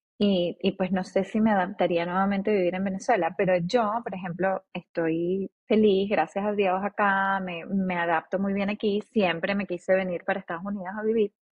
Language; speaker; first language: Spanish; native; Spanish